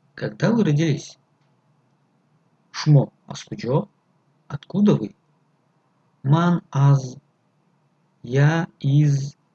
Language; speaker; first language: Russian; non-native, fluent; Tajik